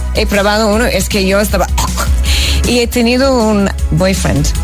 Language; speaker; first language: Spanish; non-native, fluent; English